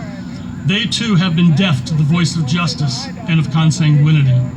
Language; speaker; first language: English; native; English